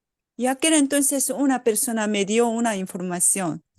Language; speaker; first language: Spanish; non-native, fluent; Korean